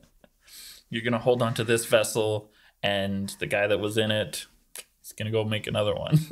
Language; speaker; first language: English; native; English